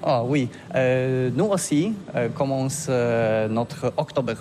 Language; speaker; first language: French; non-native, learner; Polish